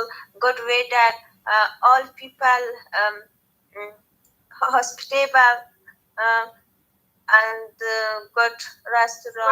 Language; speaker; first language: English; non-native, learner; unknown